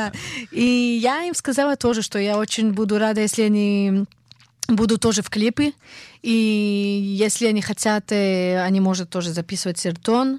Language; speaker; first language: Russian; early bilingual, heritage; Russian